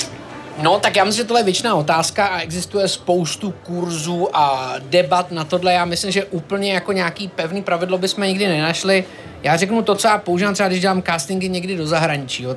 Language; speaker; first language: Czech; native; Czech